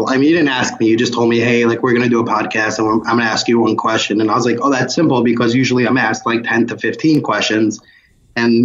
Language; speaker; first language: English; native; English